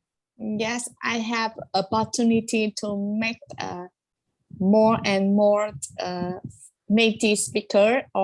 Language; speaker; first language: English; non-native, learner; Vietnamese